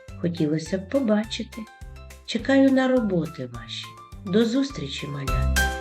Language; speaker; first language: Ukrainian; native; Ukrainian